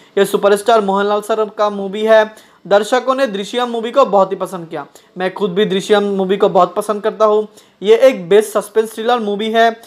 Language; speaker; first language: Hindi; non-native, local second language; Bangla